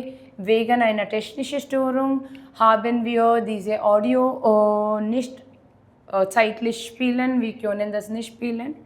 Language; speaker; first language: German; non-native, learner; Hindi